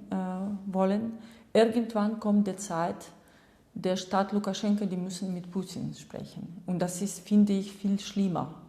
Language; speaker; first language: German; non-native, fluent; Russian